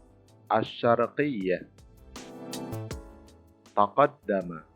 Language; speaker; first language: Arabic; non-native, fluent; Indonesian